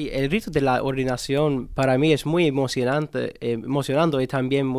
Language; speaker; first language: Spanish; non-native, learner; English